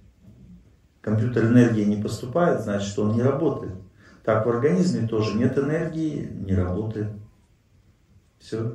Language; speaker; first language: Russian; native; Russian